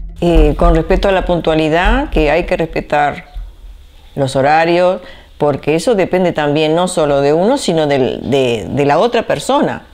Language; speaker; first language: Spanish; early bilingual, other home language; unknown